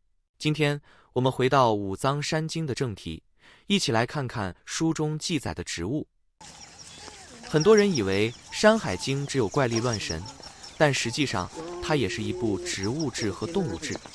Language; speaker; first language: Chinese; native; Chinese